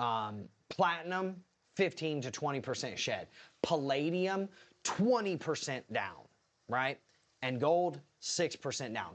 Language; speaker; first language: English; native; English